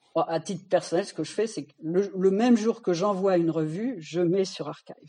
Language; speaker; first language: French; native; French